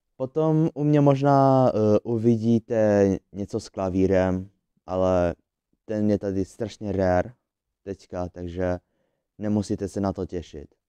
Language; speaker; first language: Czech; early bilingual, other home language; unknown